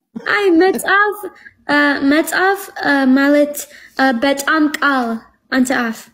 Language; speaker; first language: Amharic; non-native, learner; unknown